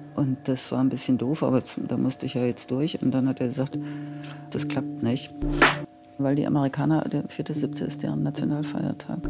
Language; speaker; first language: German; native; German